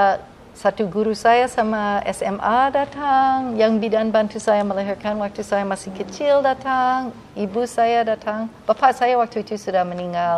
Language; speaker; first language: Indonesian; non-native, fluent; English